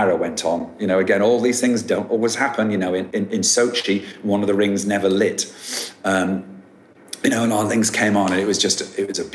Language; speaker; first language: English; native; English